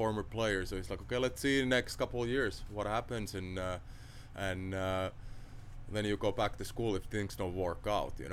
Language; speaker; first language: English; non-native, fluent; Finnish